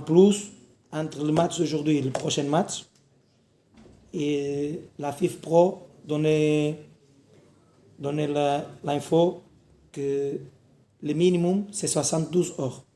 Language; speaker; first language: French; non-native, learner; Portuguese